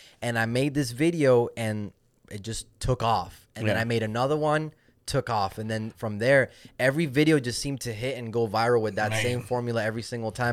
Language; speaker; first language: English; non-native, local second language; Spanish